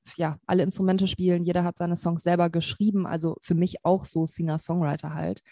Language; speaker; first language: German; native; German